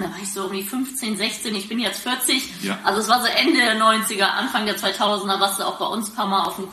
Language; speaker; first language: German; native; German